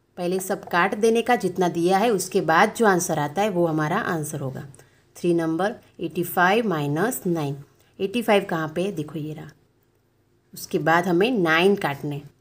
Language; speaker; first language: Hindi; non-native, local second language; Gujarati